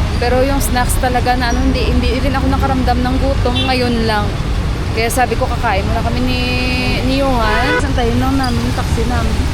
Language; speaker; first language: Filipino; native; Filipino